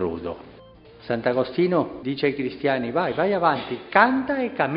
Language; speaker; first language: Italian; non-native, fluent; Spanish